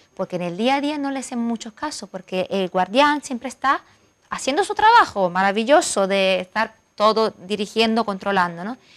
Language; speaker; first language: Spanish; non-native, fluent; Italian